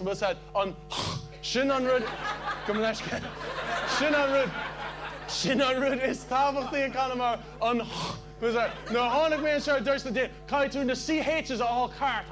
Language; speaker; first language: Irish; non-native, learner; English